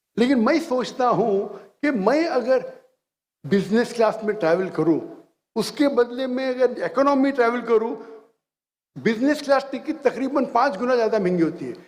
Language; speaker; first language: Hindi; non-native, local second language; Konkani